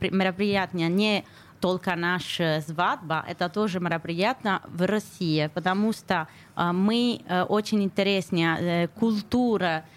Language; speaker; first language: Russian; non-native, learner; Italian